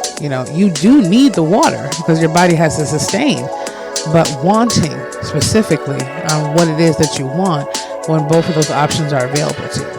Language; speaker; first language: English; native; English